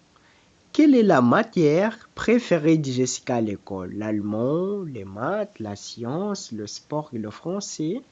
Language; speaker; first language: French; non-native, fluent; Portuguese